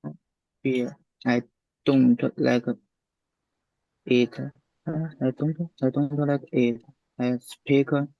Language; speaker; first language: English; non-native, learner; Chinese